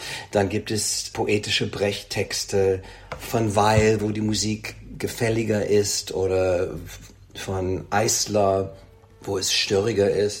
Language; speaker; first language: German; non-native, fluent; English